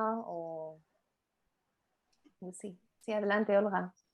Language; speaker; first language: Spanish; native; Spanish